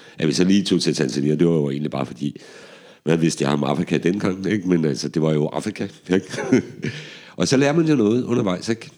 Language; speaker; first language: Danish; native; Danish